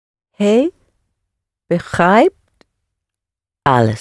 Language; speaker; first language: Dutch; non-native, learner; English